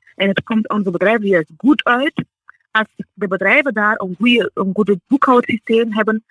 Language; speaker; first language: Dutch; non-native, fluent; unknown